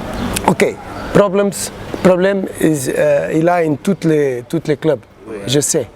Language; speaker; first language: French; non-native, learner; Portuguese